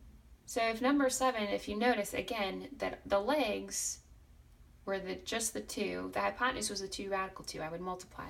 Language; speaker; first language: English; native; English